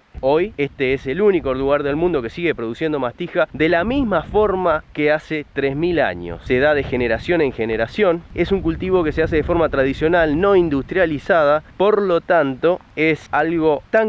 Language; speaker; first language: Spanish; native; Spanish